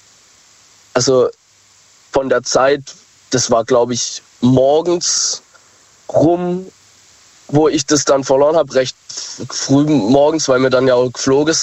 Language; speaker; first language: German; native; German